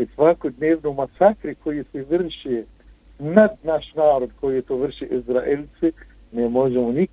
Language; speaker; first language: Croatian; non-native, fluent; Arabic